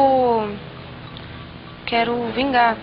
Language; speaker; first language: Portuguese; native; Portuguese